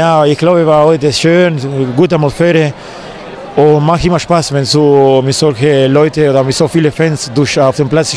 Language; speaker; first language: German; non-native, fluent; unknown